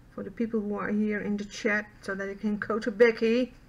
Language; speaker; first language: English; non-native, fluent; Dutch